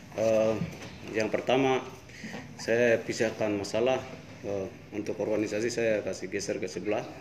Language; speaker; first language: Indonesian; non-native, local second language; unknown